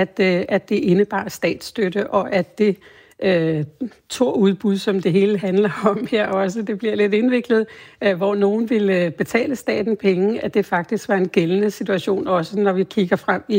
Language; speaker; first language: Danish; native; Danish